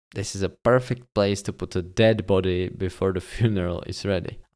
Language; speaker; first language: English; non-native, fluent; Czech